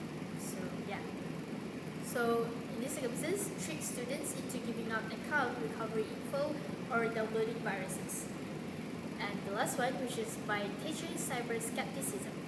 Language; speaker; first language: English; non-native, local second language; Malay